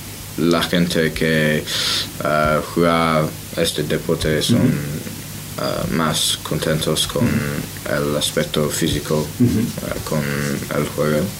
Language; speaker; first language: Spanish; non-native, learner; English